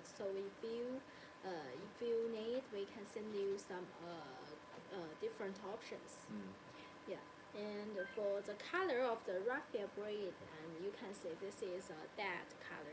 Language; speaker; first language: English; non-native, learner; Chinese